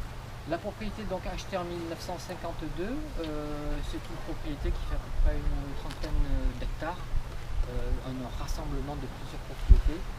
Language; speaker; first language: French; native; French